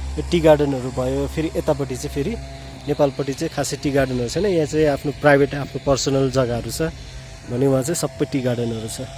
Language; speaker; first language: Nepali; native; Nepali